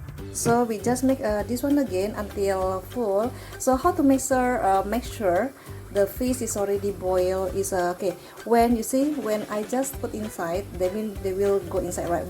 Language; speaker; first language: English; non-native, learner; Indonesian